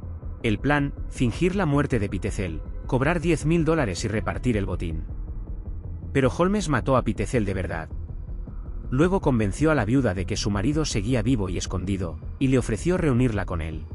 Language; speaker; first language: Spanish; native; Spanish